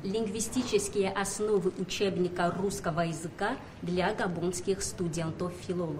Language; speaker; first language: Russian; non-native, fluent; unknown